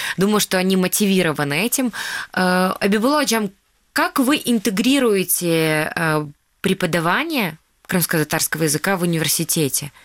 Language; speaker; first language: Russian; non-native, local second language; Crimean Tatar